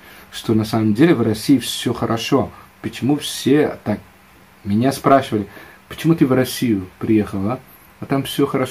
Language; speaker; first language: Russian; non-native, fluent; Indonesian